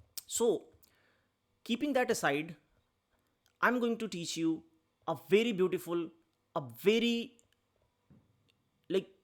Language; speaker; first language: English; non-native, local second language; Hindi